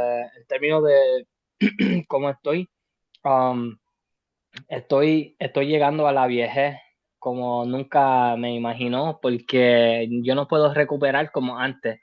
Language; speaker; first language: Spanish; early bilingual, heritage; Spanish